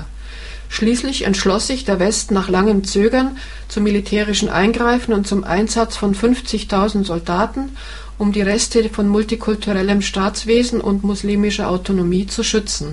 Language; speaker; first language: German; native; German